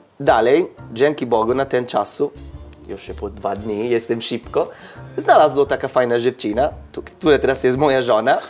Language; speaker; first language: Polish; non-native, learner; Italian